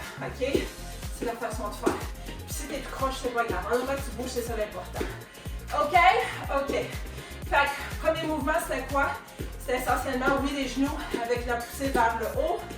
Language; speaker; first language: French; native; French